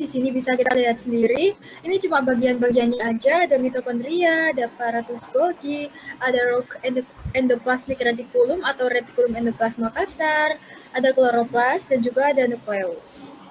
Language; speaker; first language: Indonesian; native; Indonesian